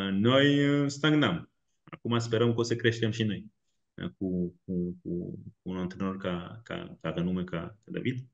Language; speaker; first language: Romanian; non-native, fluent; French